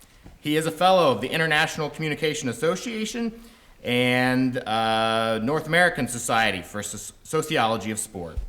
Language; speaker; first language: English; native; English